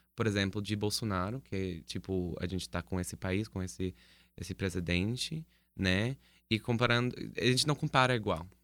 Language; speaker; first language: Portuguese; non-native, fluent; English